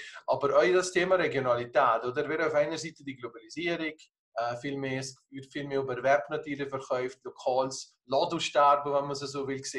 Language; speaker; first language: German; native; German